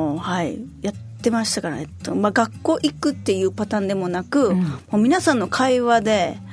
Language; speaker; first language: Japanese; early bilingual, heritage; Spanish